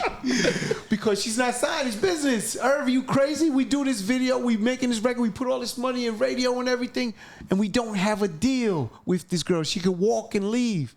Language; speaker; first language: English; native; English